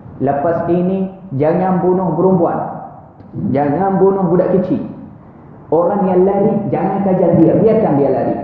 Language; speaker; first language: Malay; non-native, fluent; Arabic